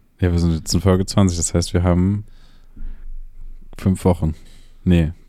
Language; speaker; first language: German; native; German